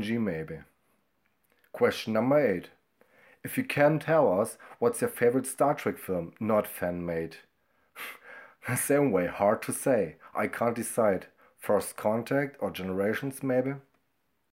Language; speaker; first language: English; non-native, fluent; German